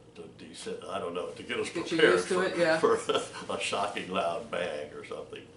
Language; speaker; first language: English; native; English